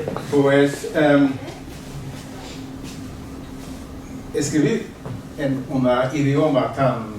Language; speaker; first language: Spanish; non-native, fluent; Swedish